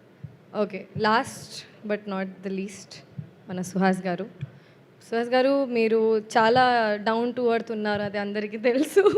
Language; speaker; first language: Telugu; non-native, learner; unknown